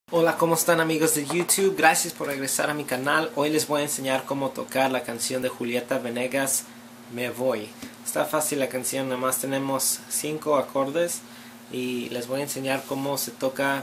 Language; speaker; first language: Spanish; early bilingual, heritage; Spanish